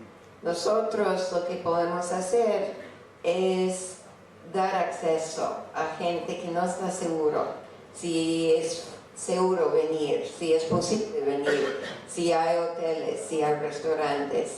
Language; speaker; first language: Spanish; non-native, fluent; English